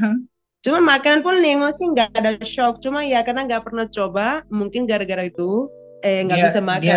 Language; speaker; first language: Indonesian; non-native, fluent; Punjabi